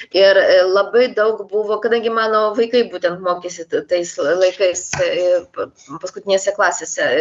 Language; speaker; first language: Lithuanian; non-native, local second language; Polish